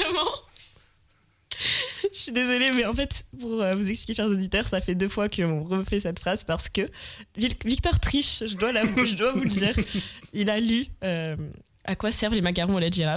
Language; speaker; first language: French; native; French